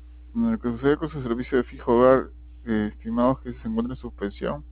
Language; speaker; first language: Spanish; native; Spanish